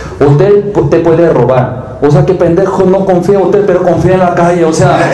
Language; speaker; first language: Spanish; non-native, learner; Korean